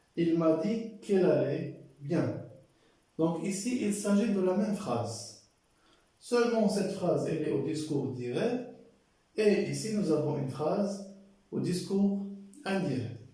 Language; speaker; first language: French; non-native, local second language; Arabic